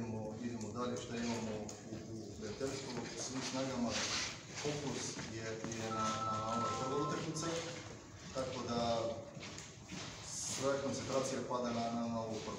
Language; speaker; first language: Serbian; non-native, learner; Bulgarian